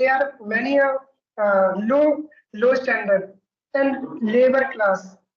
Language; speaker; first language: English; non-native, learner; Hindi